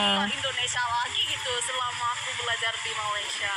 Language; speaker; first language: Indonesian; non-native, fluent; Korean